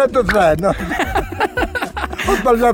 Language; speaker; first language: Italian; non-native, local second language; Albanian